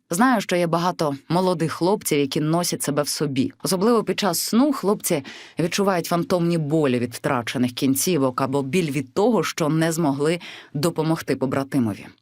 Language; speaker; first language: Ukrainian; native; Ukrainian